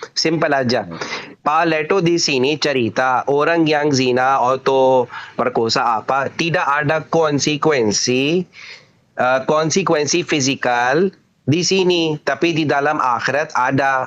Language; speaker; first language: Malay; non-native, learner; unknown